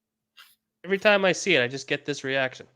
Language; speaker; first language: English; native; English